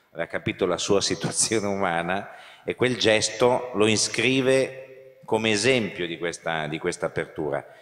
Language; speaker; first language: Italian; native; Italian